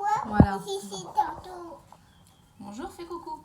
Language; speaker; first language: French; native; French